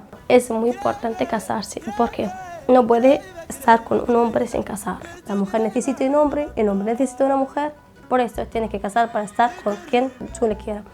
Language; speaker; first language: Spanish; non-native, learner; Arabic